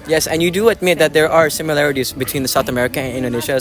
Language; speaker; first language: English; non-native, learner; Indonesian